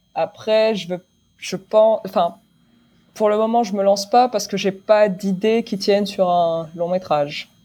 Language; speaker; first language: French; non-native, local second language; Arabic